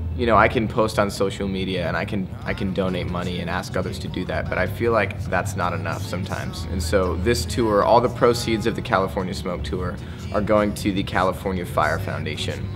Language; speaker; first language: English; native; English